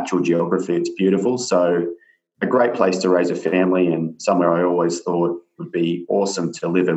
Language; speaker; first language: English; native; English